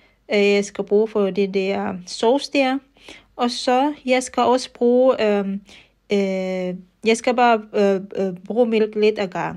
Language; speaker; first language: Danish; non-native, fluent; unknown